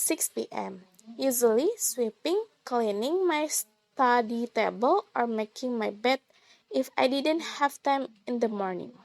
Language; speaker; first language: English; non-native, learner; Indonesian